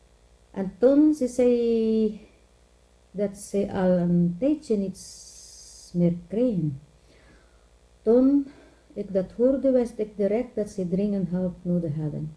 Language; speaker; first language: Dutch; non-native, learner; Filipino